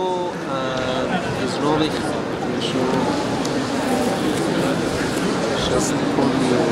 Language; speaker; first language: Russian; non-native, learner; Persian